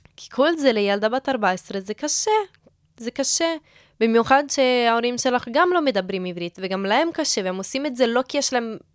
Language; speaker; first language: Hebrew; non-native, fluent; Italian